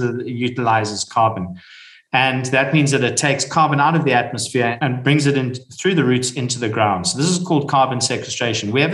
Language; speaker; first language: English; native; English